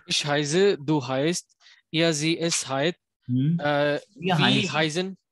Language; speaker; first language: German; non-native, learner; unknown